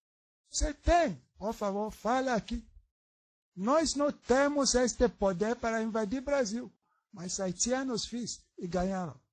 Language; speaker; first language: Portuguese; non-native, learner; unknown